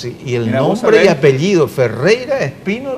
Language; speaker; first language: Spanish; native; Spanish